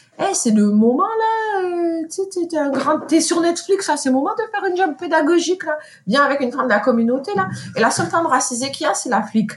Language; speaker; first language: French; native; French